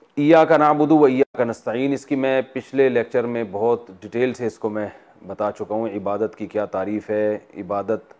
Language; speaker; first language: Urdu; native; Urdu